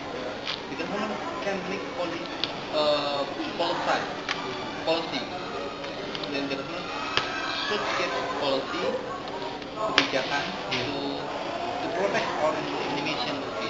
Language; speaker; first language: English; non-native, learner; Indonesian